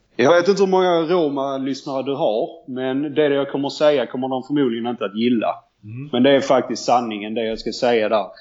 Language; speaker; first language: Swedish; native; Swedish